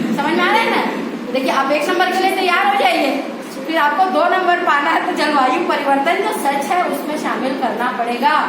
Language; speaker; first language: Hindi; non-native, local second language; Chhattisgarhi